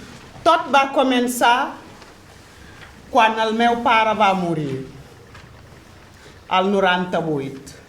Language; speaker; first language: Catalan; non-native, fluent; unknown